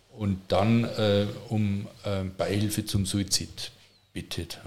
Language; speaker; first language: German; native; German